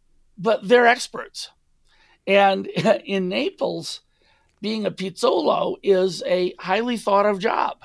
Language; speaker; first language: English; native; English